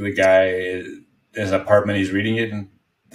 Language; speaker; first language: English; non-native, fluent; Spanish